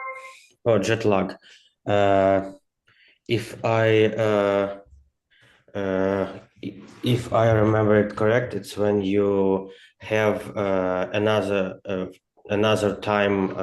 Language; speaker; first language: English; non-native, learner; Ukrainian